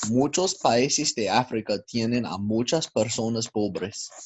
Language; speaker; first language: Spanish; non-native, learner; English